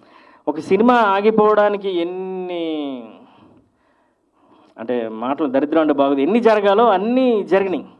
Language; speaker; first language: Telugu; native; Telugu